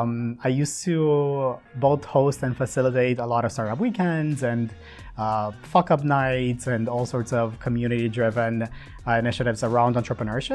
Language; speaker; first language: English; non-native, fluent; Romanian